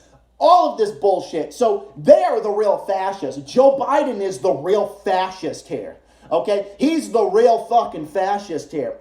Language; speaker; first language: English; native; English